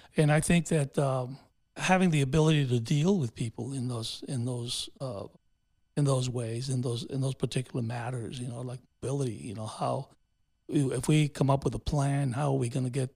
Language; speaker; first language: English; early bilingual, other home language; Spanish